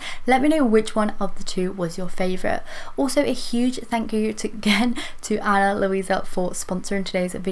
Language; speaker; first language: English; native; English